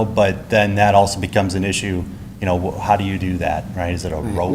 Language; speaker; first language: English; native; English